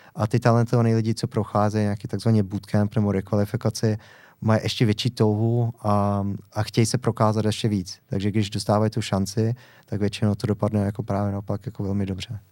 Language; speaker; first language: Czech; non-native, fluent; English